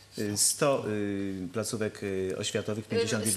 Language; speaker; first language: Polish; native; Polish